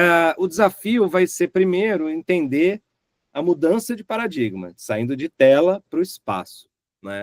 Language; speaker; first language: Portuguese; native; Portuguese